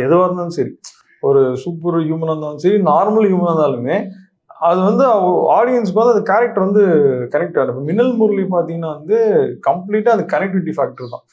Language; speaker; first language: Tamil; native; Tamil